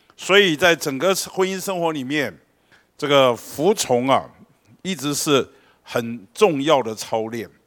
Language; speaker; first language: Chinese; native; Chinese